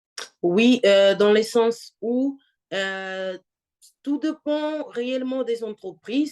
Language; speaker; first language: French; non-native, fluent; Portuguese